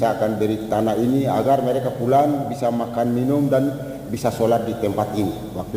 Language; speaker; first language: Indonesian; non-native, local second language; Tetum